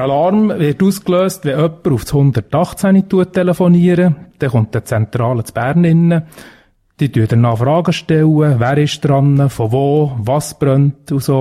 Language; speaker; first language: German; native; German